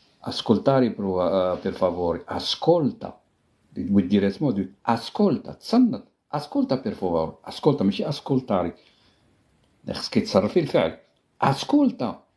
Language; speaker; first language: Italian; non-native, fluent; Arabic